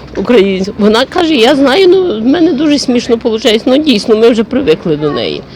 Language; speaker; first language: Ukrainian; native; Ukrainian